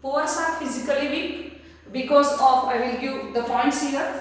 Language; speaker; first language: English; non-native, local second language; Kannada